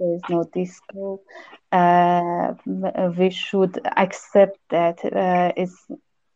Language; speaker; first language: English; non-native, learner; Persian